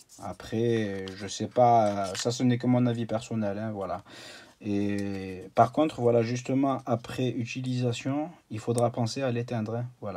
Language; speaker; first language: French; native; French